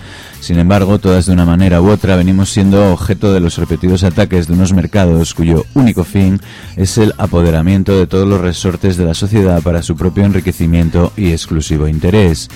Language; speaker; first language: Spanish; native; Spanish